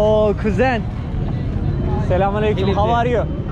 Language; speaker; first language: English; non-native, learner; Turkish